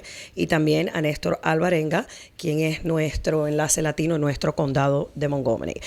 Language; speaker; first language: Spanish; native; Spanish